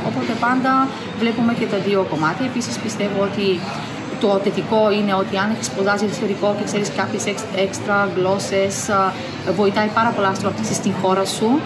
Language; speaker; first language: Greek; non-native, fluent; Bulgarian